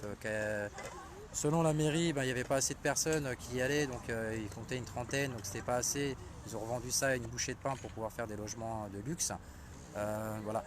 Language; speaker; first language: French; native; French